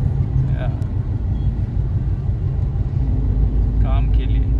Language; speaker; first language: Hindi; non-native, local second language; Malayalam